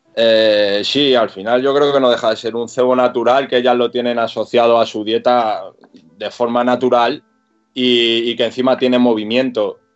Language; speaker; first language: Spanish; native; Spanish